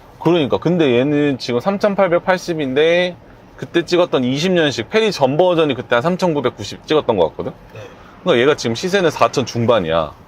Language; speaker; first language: Korean; native; Korean